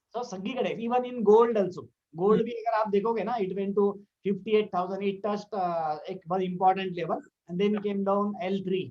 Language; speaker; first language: Hindi; non-native, local second language; Marathi